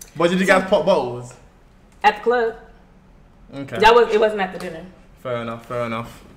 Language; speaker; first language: English; native; English